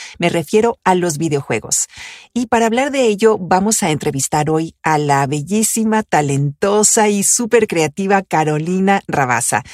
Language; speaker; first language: Spanish; early bilingual, other home language; Italian